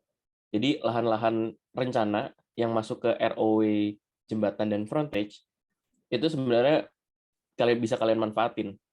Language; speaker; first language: Indonesian; native; Indonesian